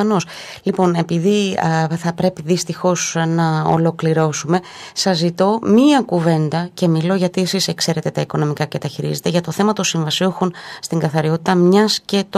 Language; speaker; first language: Greek; native; Greek